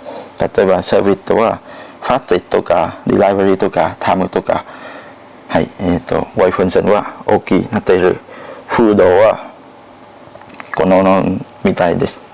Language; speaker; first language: Japanese; non-native, learner; Thai